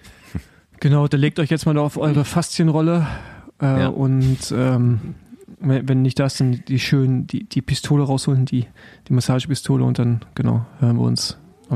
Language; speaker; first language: German; native; German